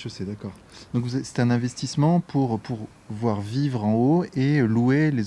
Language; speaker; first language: French; native; French